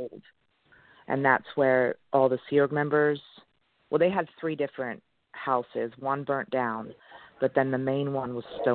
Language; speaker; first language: English; non-native, local second language; French